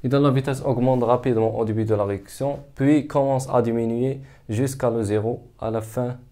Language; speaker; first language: French; non-native, local second language; Arabic